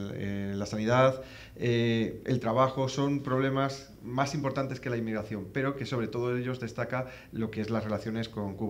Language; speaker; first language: Spanish; native; Spanish